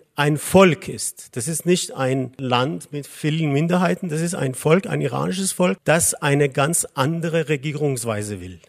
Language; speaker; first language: German; non-native, fluent; Persian